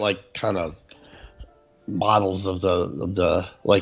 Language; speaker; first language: English; native; English